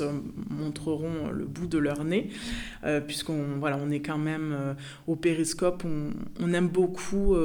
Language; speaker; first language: French; native; French